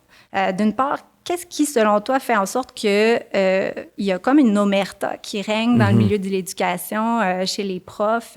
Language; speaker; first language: French; native; French